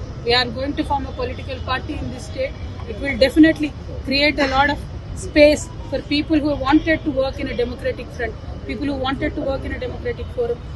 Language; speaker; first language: English; non-native, local second language; Telugu